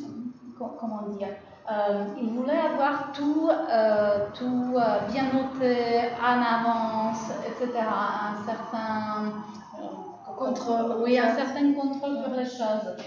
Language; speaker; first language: French; non-native, fluent; Czech